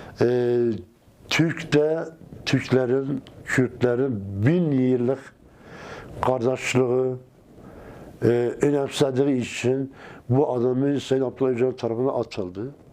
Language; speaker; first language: Turkish; non-native, local second language; Kurdish